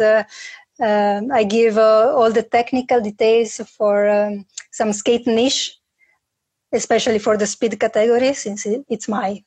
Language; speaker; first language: English; non-native, fluent; Italian